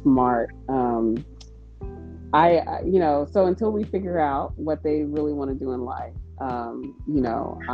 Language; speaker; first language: English; native; English